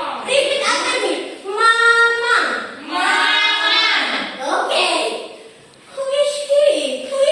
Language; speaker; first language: English; non-native, fluent; Indonesian